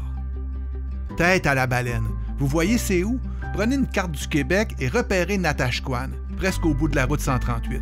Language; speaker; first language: French; native; French